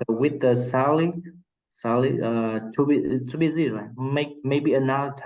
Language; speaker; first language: English; non-native, learner; Vietnamese